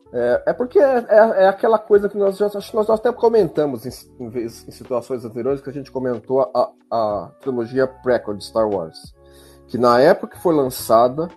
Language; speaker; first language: Portuguese; native; Portuguese